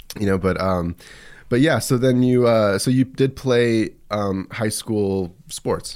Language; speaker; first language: English; early bilingual, other home language; Spanish